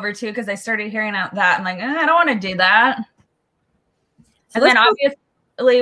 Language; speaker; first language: English; native; English